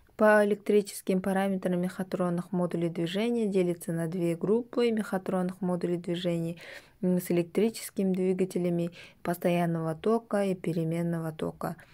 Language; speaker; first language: Russian; non-native, local second language; Kazakh